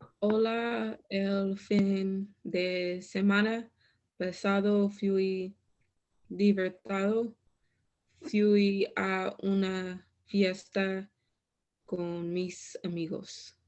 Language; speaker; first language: Spanish; non-native, learner; English